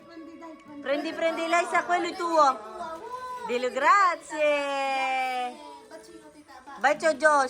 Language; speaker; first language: Italian; non-native, learner; Filipino